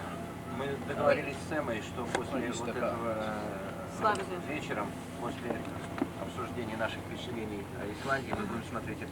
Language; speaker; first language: Russian; native; Russian